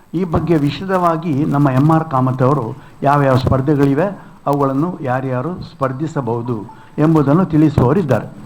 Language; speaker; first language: Kannada; non-native, local second language; Konkani